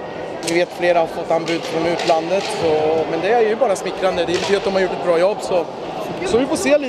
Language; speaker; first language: Swedish; native; Swedish